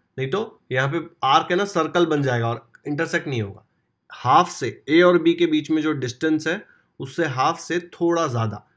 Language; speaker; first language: Hindi; non-native, local second language; Marathi